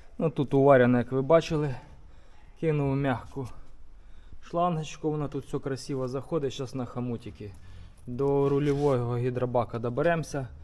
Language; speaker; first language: Ukrainian; native; Ukrainian